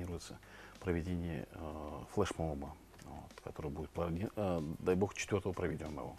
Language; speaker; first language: Russian; native; Russian